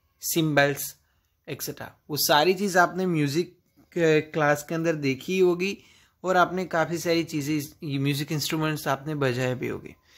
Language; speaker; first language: Hindi; non-native, local second language; Gujarati